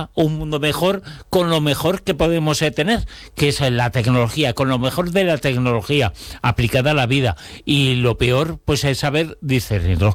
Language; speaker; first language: Spanish; native; Spanish